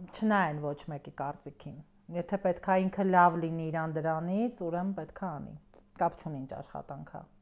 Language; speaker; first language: Armenian; native; Armenian